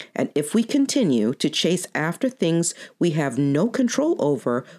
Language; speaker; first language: English; native; English